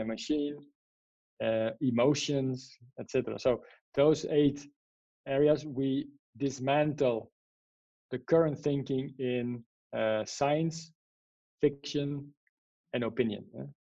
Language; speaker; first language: English; non-native, fluent; Dutch